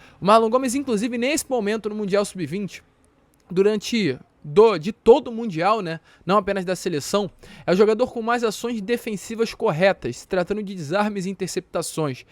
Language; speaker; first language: Portuguese; native; Portuguese